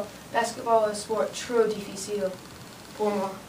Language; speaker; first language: French; non-native, learner; English